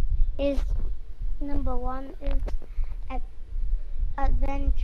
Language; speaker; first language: English; non-native, learner; Vietnamese